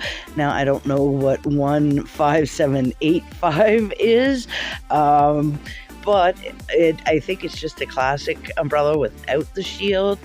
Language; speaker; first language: English; native; English